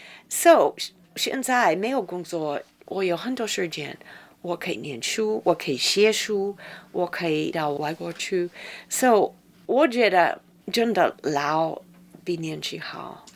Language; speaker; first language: Chinese; non-native, fluent; English